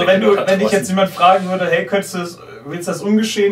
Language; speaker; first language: German; native; German